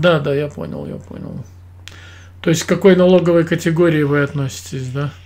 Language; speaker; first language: Russian; native; Russian